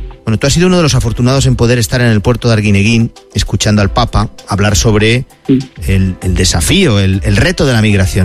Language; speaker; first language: Spanish; native; Spanish